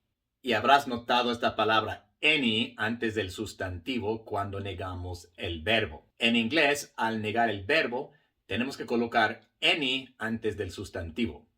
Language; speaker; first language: Spanish; non-native, fluent; English